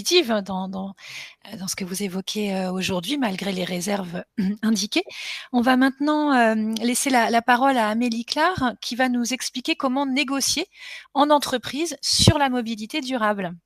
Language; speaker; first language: French; native; French